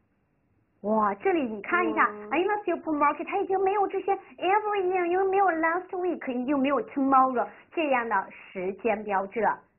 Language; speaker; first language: Chinese; native; Chinese